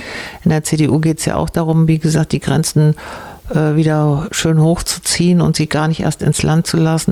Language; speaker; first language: German; native; German